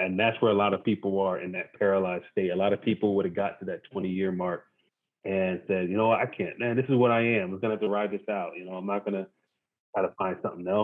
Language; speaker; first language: English; native; English